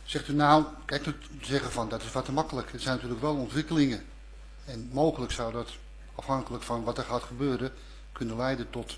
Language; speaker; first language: Dutch; native; Dutch